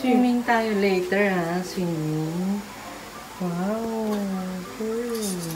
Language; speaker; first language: English; non-native, local second language; Filipino